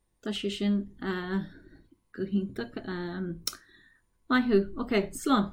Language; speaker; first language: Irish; non-native, local second language; English